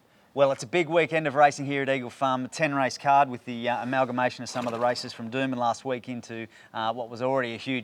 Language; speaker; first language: English; native; English